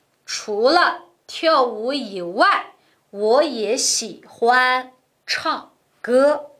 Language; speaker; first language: Chinese; non-native, local second language; Uyghur